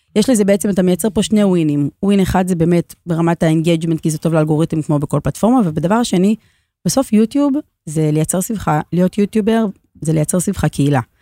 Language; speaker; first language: Hebrew; native; Hebrew